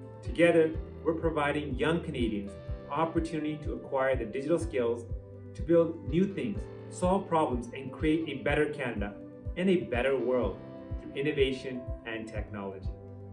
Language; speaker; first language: English; native; English